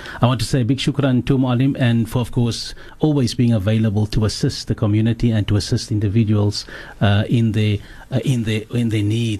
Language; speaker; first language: English; early bilingual, other home language; Afrikaans